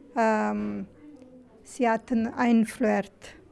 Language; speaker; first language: German; non-native, learner; Italian